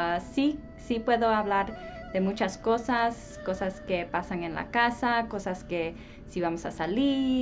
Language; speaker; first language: Spanish; early bilingual, heritage; English